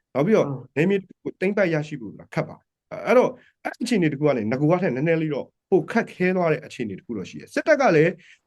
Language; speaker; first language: Burmese; native; Burmese